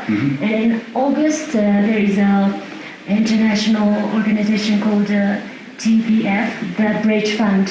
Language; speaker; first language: English; non-native, fluent; Tibetan